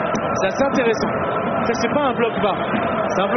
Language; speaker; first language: French; native; French